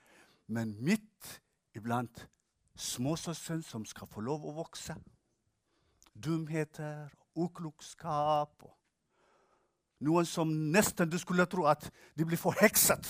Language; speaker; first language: Norwegian; non-native, fluent; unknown